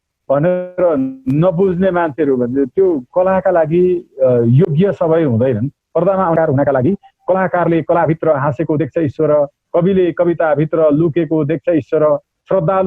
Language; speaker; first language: Nepali; native; Nepali